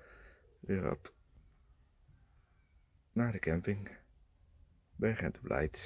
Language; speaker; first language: Dutch; native; Dutch